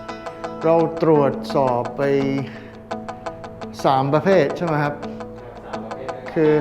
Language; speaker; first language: Thai; non-native, fluent; English